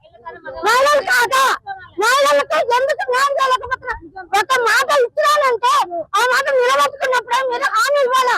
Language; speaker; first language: Telugu; native; Telugu